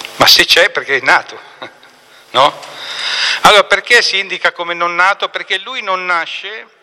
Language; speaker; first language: Italian; native; Italian